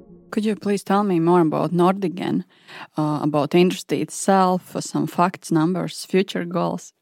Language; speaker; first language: English; non-native, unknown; Latvian